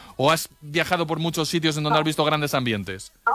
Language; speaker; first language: Spanish; native; Spanish